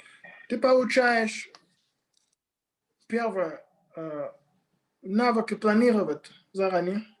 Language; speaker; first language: Russian; non-native, fluent; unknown